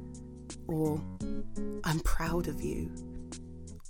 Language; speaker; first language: English; native; English